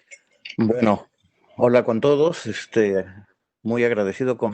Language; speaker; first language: Spanish; native; Spanish